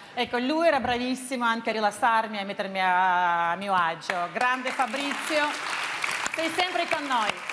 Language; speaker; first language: Italian; non-native, fluent; Russian